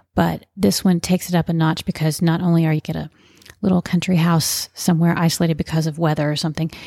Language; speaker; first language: English; native; English